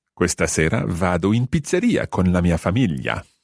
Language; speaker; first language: Italian; non-native, fluent; English